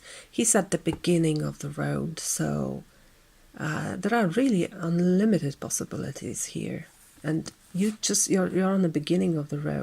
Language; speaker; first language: English; non-native, fluent; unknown